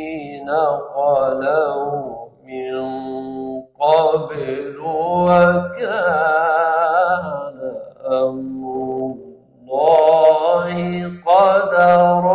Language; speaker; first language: Arabic; native; Arabic